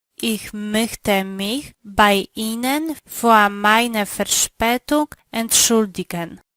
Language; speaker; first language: German; non-native, learner; Polish